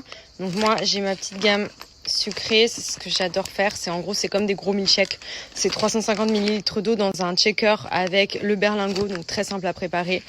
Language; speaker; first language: French; native; French